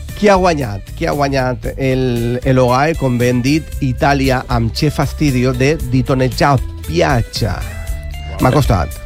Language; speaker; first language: Catalan; native; Catalan